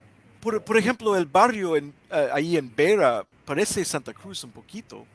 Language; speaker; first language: Spanish; non-native, learner; English